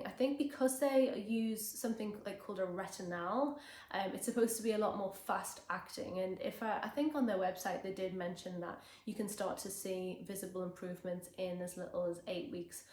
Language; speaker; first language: English; native; English